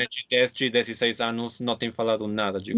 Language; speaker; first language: Portuguese; non-native, fluent; English